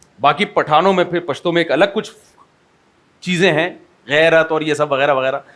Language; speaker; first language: Urdu; native; Urdu